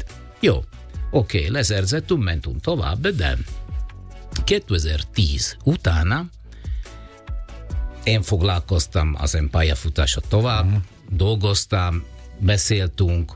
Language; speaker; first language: Hungarian; non-native, fluent; Italian